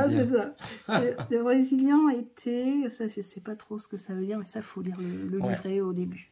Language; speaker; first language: French; native; French